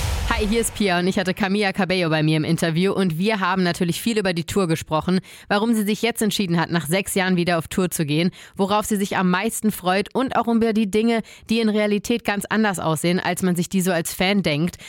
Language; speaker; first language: German; native; German